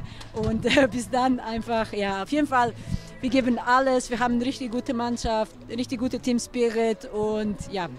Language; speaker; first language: German; early bilingual, other home language; Serbian